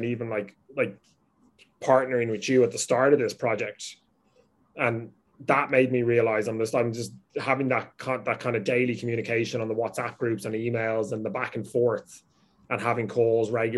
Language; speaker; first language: English; native; English